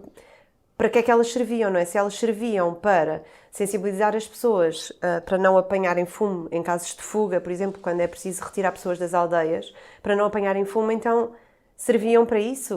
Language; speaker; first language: Portuguese; native; Portuguese